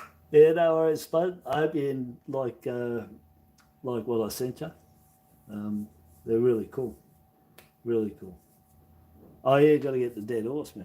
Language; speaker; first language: English; native; English